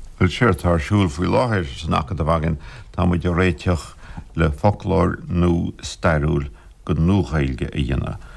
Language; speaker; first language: Irish; non-native, local second language; English